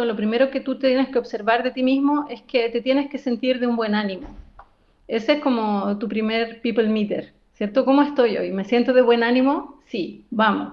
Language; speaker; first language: Spanish; native; Spanish